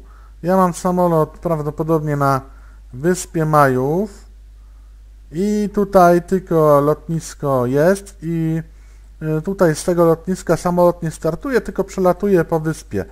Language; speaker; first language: Polish; native; Polish